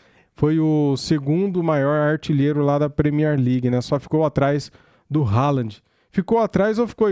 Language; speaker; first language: Portuguese; native; Portuguese